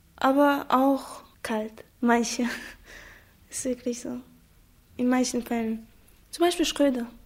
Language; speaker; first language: German; non-native, fluent; Chechen